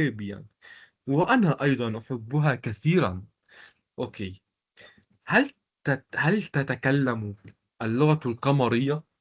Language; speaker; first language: Arabic; non-native, fluent; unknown